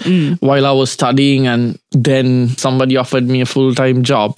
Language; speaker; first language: English; non-native, local second language; Sinhala